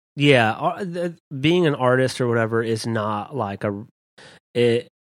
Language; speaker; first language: English; native; English